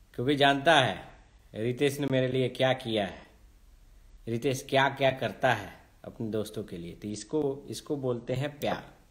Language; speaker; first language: Hindi; native; Hindi